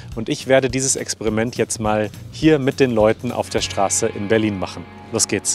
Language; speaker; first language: German; native; German